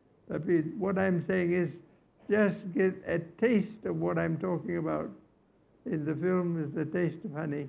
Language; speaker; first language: English; non-native, local second language; Malay